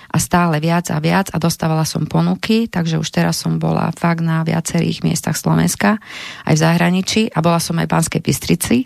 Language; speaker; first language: Slovak; native; Slovak